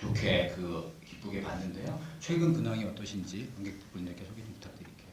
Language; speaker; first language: Korean; native; Korean